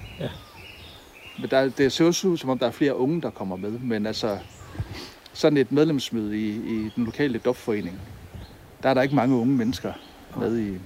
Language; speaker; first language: Danish; native; Danish